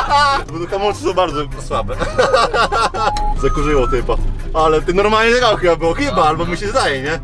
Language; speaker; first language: Polish; native; Polish